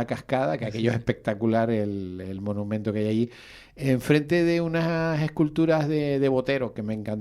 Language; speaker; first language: Spanish; native; Spanish